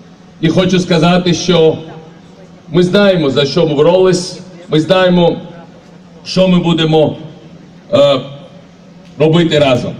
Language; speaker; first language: Ukrainian; non-native, fluent; Georgian